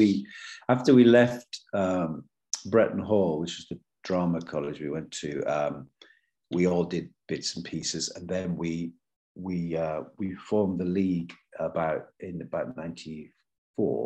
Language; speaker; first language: English; native; English